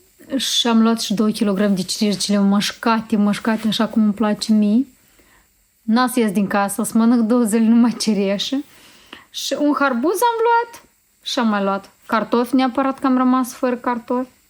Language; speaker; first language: Romanian; native; Romanian